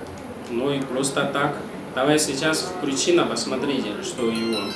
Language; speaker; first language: Russian; non-native, learner; Chinese